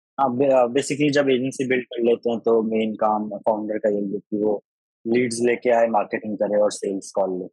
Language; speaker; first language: Hindi; native; Hindi